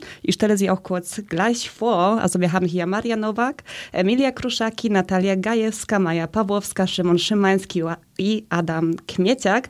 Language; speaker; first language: German; early bilingual, other home language; Polish